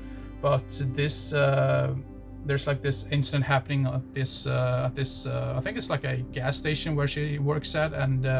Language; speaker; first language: English; non-native, fluent; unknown